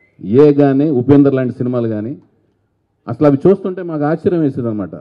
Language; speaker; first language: Telugu; native; Telugu